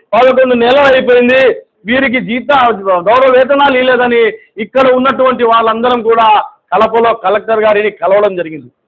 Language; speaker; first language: Telugu; non-native, local second language; Urdu